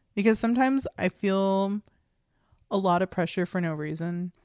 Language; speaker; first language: English; native; English